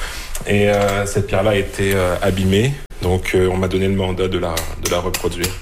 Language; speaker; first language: French; native; French